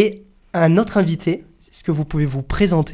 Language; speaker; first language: French; native; French